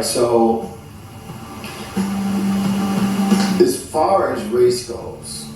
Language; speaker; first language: English; native; English